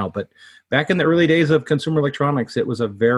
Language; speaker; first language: English; native; English